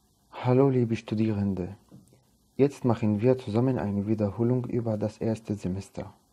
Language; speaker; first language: German; non-native, fluent; Arabic